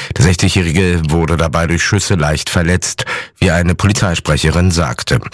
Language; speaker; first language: German; native; German